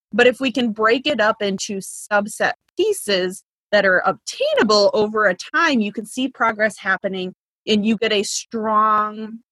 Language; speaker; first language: English; native; English